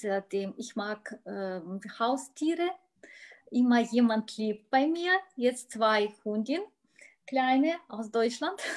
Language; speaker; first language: German; non-native, learner; Russian